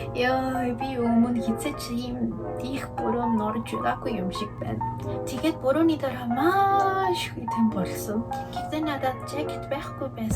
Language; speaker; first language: Mongolian; early bilingual, heritage; Mongolian